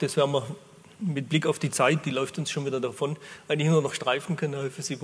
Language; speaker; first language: German; native; German